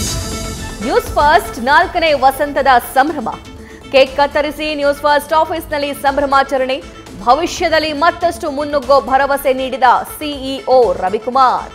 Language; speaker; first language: Kannada; native; Kannada